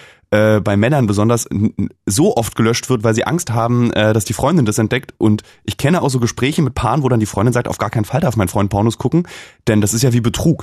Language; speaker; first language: German; native; German